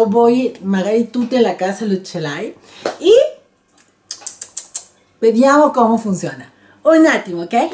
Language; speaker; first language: Italian; non-native, learner; Spanish